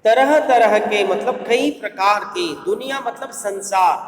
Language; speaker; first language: Hindi; non-native, local second language; Kannada